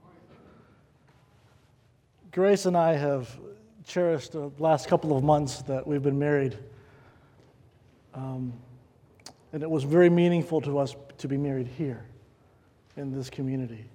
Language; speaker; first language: English; native; English